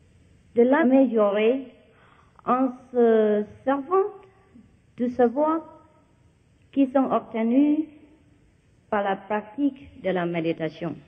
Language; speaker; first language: French; non-native, learner; Vietnamese